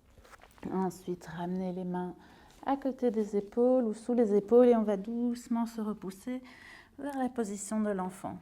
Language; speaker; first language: French; native; French